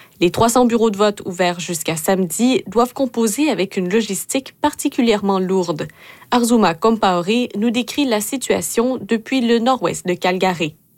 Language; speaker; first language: French; native; French